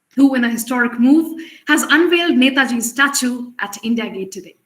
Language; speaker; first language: English; non-native, local second language; Hindi